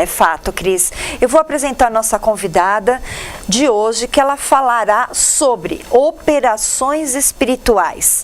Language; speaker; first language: Portuguese; native; Portuguese